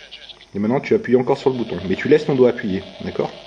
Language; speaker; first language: French; native; French